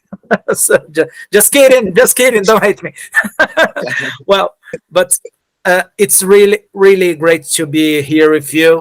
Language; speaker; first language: English; non-native, fluent; Portuguese